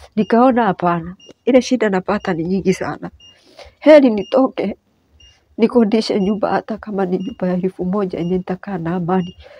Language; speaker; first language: Swahili; non-native, local second language; Kikuyu